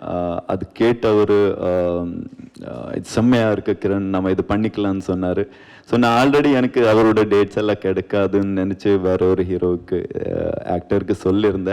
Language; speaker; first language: Tamil; non-native, learner; Kannada